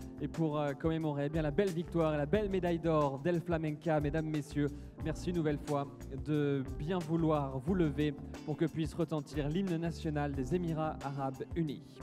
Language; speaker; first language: French; native; French